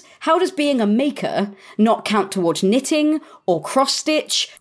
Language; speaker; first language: English; native; English